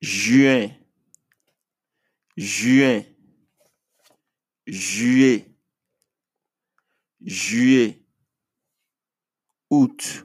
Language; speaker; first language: French; non-native, fluent; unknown